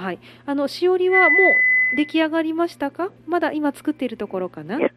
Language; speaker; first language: Japanese; native; Japanese